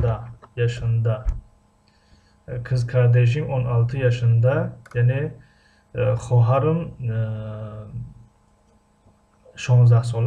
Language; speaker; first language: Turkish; non-native, fluent; Tajik